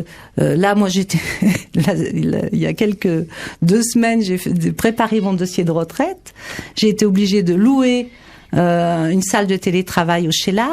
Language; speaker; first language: French; native; French